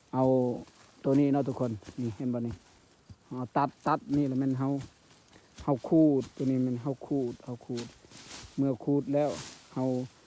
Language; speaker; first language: Lao; non-native, local second language; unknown